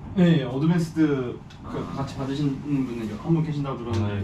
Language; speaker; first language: Korean; native; Korean